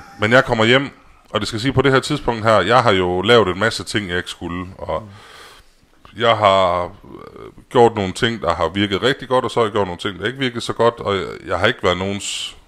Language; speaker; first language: Danish; native; Danish